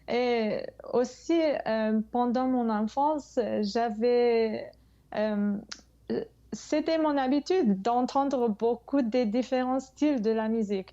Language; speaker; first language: French; non-native, fluent; English